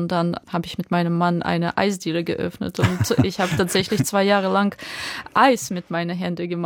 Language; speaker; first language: German; non-native, fluent; Ukrainian